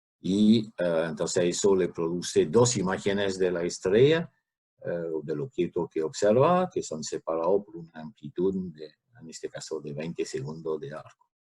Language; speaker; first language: Spanish; non-native, fluent; French